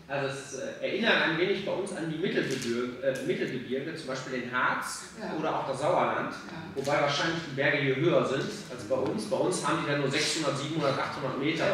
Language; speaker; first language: German; native; German